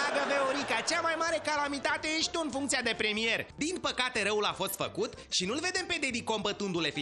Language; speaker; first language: Romanian; native; Romanian